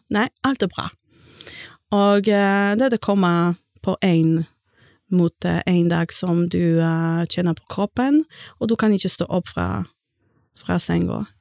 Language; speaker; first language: Norwegian; non-native, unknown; Polish